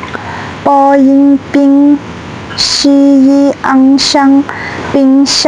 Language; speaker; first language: Chinese; non-native, fluent; Shan